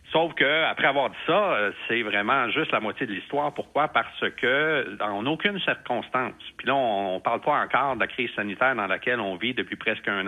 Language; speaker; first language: French; native; French